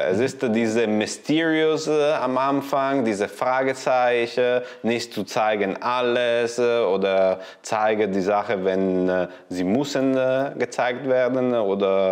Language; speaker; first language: German; non-native, learner; Italian